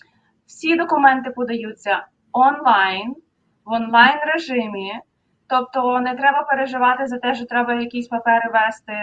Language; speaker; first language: Ukrainian; native; Ukrainian